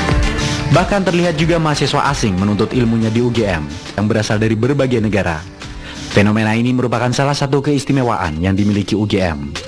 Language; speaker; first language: Indonesian; native; Indonesian